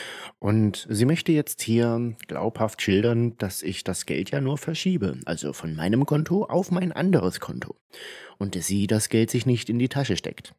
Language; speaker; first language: German; native; German